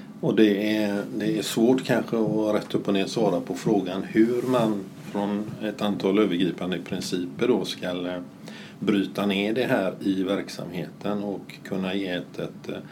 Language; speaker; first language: Swedish; native; Swedish